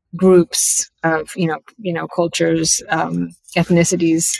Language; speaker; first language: English; early bilingual, other home language; Bangla